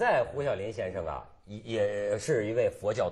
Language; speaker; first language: Chinese; native; Chinese